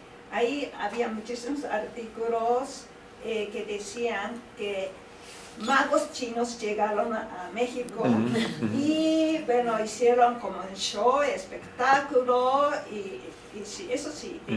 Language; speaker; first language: Spanish; non-native, fluent; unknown